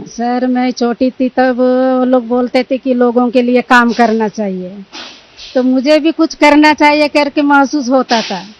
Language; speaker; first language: Hindi; non-native, local second language; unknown